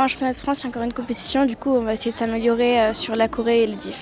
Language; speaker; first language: French; native; French